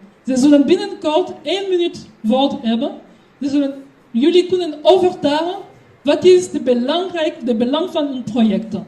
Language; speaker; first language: Dutch; non-native, fluent; French